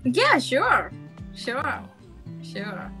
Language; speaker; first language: English; non-native, learner; Thai